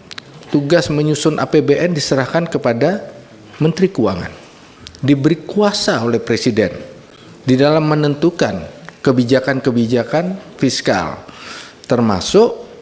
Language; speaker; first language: Indonesian; native; Indonesian